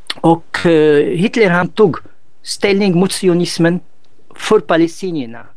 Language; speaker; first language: Swedish; non-native, fluent; Arabic